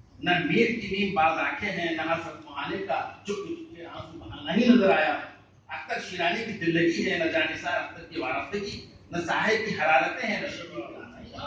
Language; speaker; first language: Urdu; native; Urdu